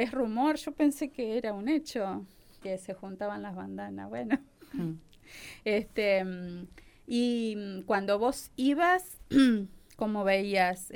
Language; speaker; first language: Spanish; native; Spanish